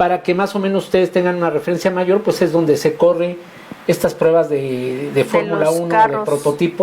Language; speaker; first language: Spanish; native; Spanish